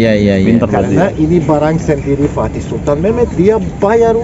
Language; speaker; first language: Indonesian; non-native, learner; Turkish